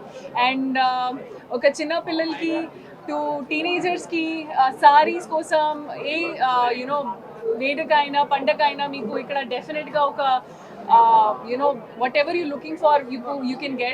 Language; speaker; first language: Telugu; non-native, fluent; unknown